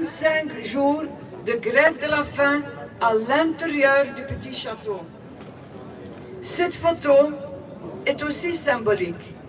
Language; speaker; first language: French; non-native, local second language; Dutch